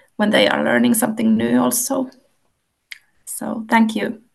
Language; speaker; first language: English; non-native, fluent; Finnish